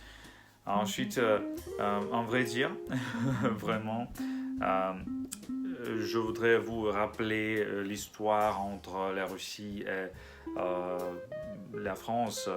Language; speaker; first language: French; non-native, learner; Russian